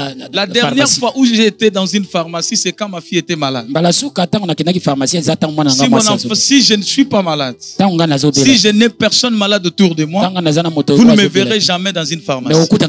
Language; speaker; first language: French; non-native, local second language; Lingala